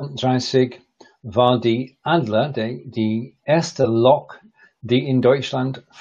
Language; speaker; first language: German; non-native, learner; English